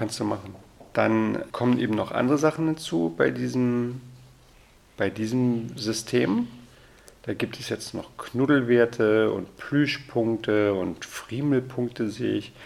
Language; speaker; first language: German; native; German